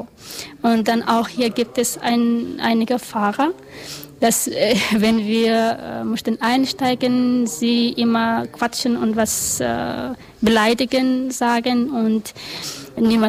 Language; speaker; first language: German; non-native, learner; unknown